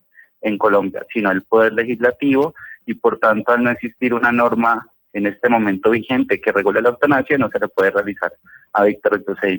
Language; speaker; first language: Spanish; native; Spanish